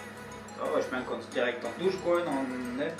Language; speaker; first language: German; non-native, learner; French